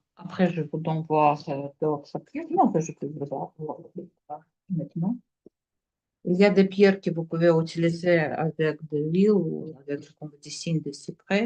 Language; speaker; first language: French; non-native, learner; Russian